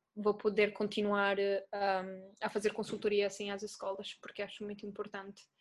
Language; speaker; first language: Portuguese; non-native, fluent; Italian